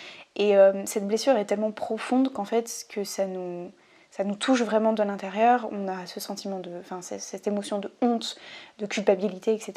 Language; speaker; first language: French; native; French